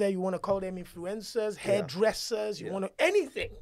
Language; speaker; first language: English; non-native, local second language; Yoruba